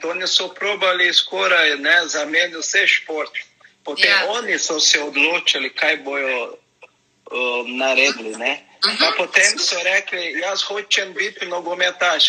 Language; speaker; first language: Slovenian; non-native, learner; Portuguese